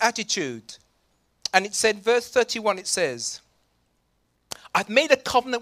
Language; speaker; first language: English; native; English